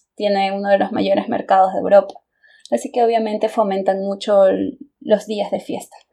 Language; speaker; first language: Spanish; native; Spanish